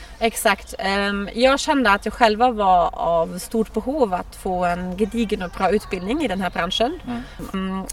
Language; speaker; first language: Swedish; non-native, fluent; German